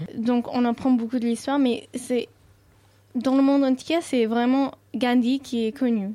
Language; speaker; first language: French; non-native, fluent; Sindhi